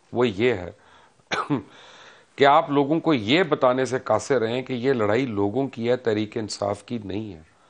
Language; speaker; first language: Urdu; native; Urdu